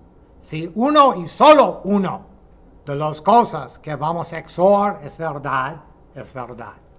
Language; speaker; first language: Spanish; non-native, fluent; English